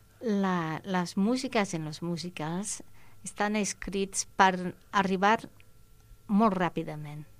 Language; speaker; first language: Catalan; non-native, fluent; English